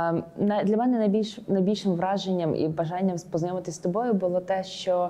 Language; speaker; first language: Ukrainian; native; Ukrainian